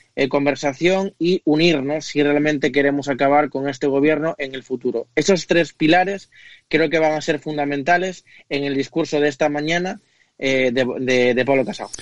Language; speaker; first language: Spanish; native; Spanish